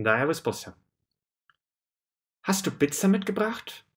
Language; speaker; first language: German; non-native, fluent; Russian